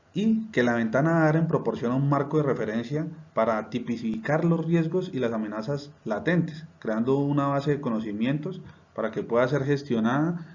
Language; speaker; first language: Spanish; native; Spanish